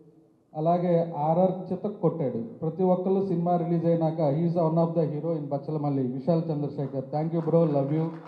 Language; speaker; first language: Telugu; native; Telugu